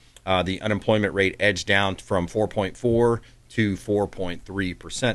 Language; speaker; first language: English; native; English